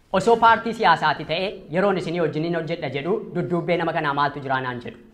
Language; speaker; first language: Oromo; native; Oromo